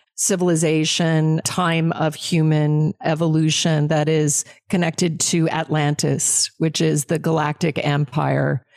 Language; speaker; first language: English; native; English